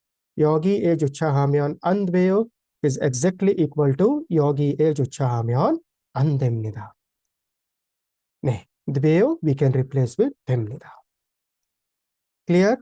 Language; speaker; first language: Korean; non-native, fluent; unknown